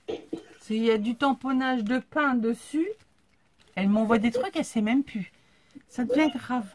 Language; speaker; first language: French; native; French